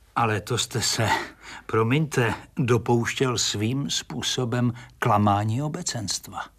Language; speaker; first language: Czech; native; Czech